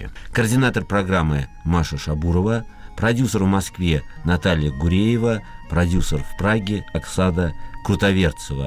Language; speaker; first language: Russian; native; Russian